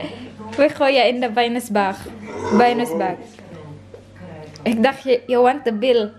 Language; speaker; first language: Dutch; non-native, learner; Filipino